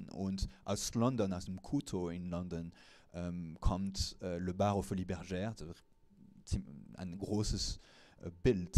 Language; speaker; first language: German; non-native, fluent; French